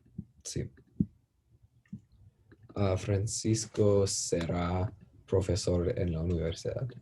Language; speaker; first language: Spanish; non-native, learner; English